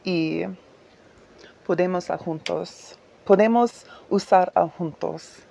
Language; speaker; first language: Spanish; non-native, learner; English